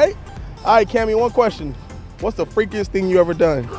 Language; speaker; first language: English; native; English